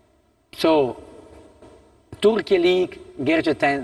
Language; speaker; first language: Turkish; non-native, learner; Italian